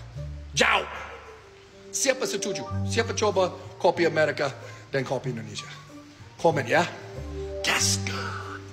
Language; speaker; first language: Indonesian; non-native, learner; English